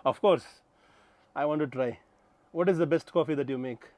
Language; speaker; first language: English; non-native, local second language; Kannada